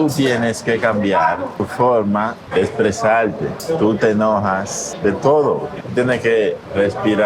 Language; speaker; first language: Spanish; native; Spanish